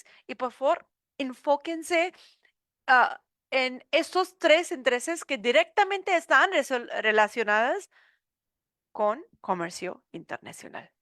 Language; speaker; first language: Spanish; non-native, learner; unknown